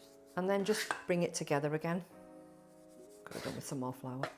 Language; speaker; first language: English; native; English